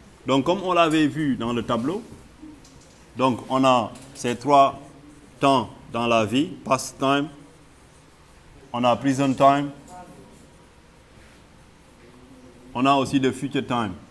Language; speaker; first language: French; non-native, local second language; Wolof